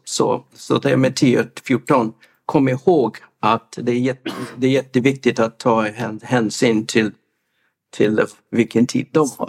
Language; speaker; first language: Swedish; non-native, fluent; English